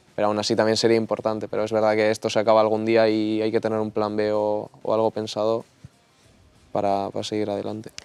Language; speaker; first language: Spanish; native; Spanish